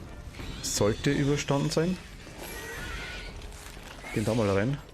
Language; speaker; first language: German; native; German